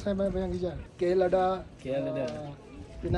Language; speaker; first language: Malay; non-native, learner; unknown